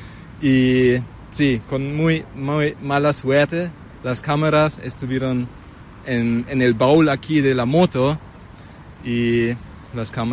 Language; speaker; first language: Spanish; non-native, learner; German